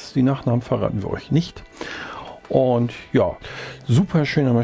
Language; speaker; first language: German; native; German